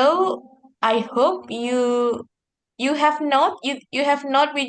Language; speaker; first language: English; non-native, fluent; Indonesian